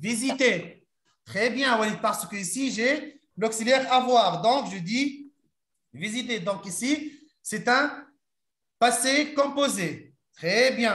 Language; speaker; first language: French; non-native, local second language; Arabic